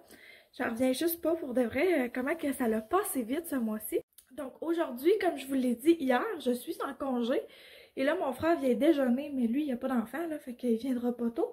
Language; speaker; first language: French; native; French